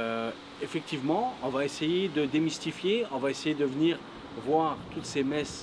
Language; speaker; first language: French; native; French